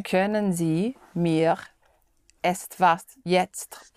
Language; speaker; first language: German; non-native, learner; English